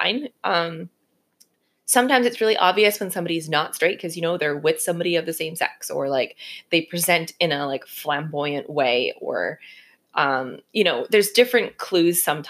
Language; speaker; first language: English; native; English